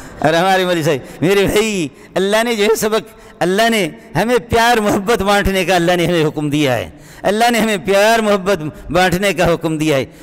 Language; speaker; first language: Urdu; non-native, local second language; Brahui